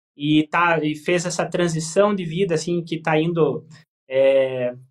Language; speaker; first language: Portuguese; native; Portuguese